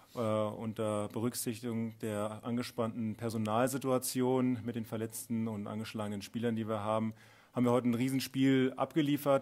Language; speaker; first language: German; native; German